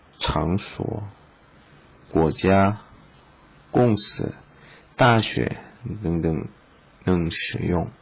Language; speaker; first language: Chinese; non-native, learner; Korean